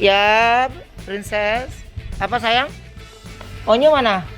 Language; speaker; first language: Indonesian; native; Indonesian